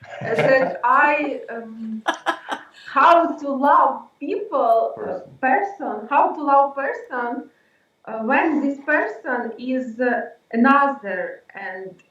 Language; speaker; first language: English; non-native, learner; Ukrainian